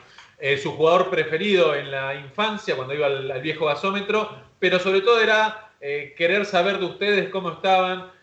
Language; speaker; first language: Spanish; native; Spanish